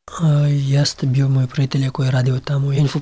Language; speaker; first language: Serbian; non-native, learner; Pashto